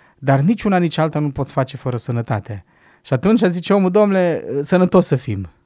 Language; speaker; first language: Romanian; native; Romanian